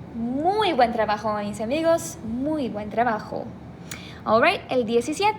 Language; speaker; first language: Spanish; non-native, fluent; English